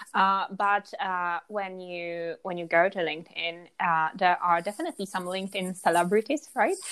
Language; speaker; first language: English; non-native, fluent; Polish